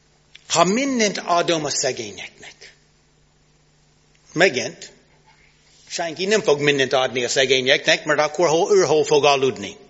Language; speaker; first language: Hungarian; non-native, learner; English